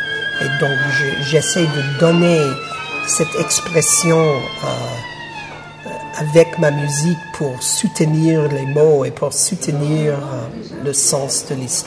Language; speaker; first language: French; non-native, fluent; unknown